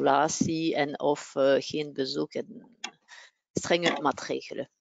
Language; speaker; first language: Dutch; non-native, local second language; French